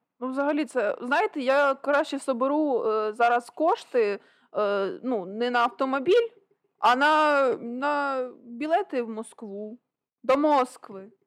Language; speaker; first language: Ukrainian; native; Ukrainian